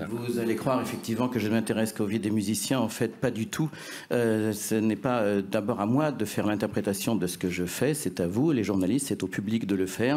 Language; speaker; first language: French; native; French